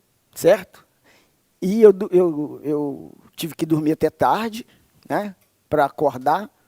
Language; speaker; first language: Portuguese; native; Portuguese